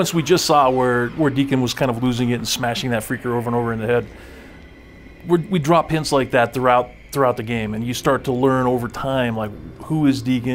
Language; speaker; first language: English; native; English